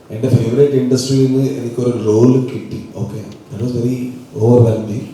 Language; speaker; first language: Malayalam; non-native, local second language; Kannada